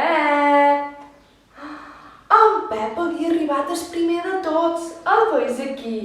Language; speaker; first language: Catalan; native; Catalan